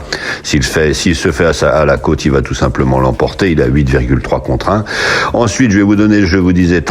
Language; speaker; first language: French; native; French